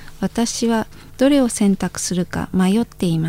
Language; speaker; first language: Japanese; non-native, fluent; Indonesian